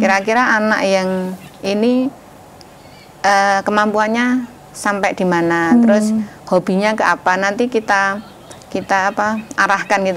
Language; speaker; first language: Indonesian; native; Indonesian